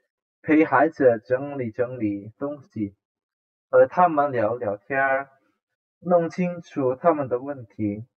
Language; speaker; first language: Chinese; non-native, fluent; Indonesian